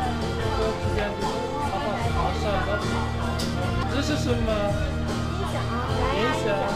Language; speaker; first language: Chinese; non-native, learner; Kazakh